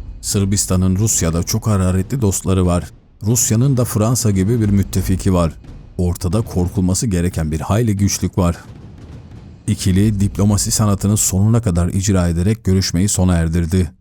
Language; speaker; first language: Turkish; native; Turkish